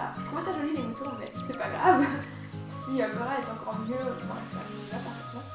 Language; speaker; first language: French; native; French